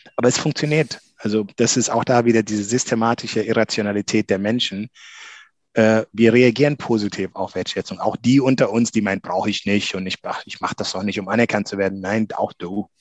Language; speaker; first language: German; non-native, fluent; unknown